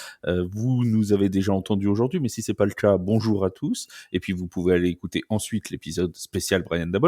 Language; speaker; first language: French; native; French